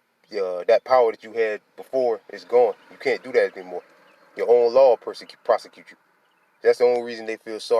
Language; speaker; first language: English; native; English